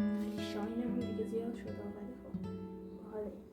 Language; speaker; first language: Persian; native; Persian